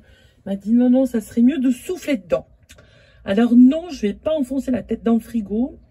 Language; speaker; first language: French; native; French